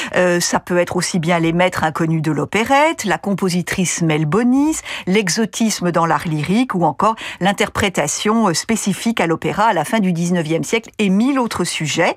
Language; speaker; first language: French; native; French